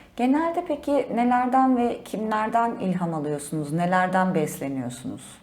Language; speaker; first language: Turkish; native; Turkish